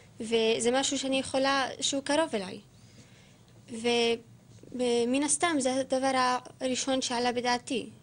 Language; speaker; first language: Hebrew; non-native, local second language; Arabic